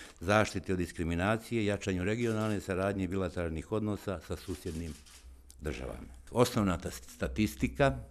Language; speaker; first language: Bosnian; native; Bosnian